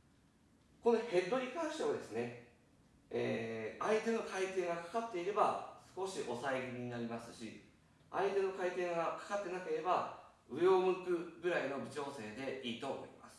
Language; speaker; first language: Japanese; native; Japanese